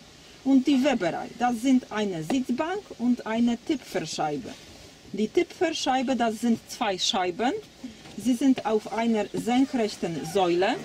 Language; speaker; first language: German; non-native, learner; Polish